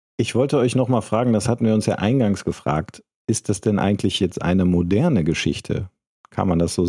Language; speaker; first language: German; native; German